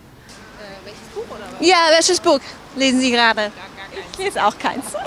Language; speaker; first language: German; non-native, learner; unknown